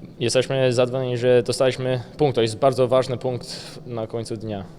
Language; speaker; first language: Polish; early bilingual, heritage; Polish